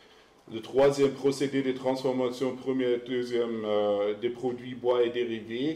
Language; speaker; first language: French; non-native, fluent; German